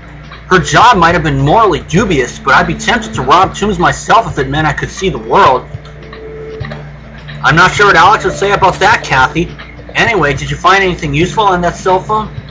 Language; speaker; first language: English; native; English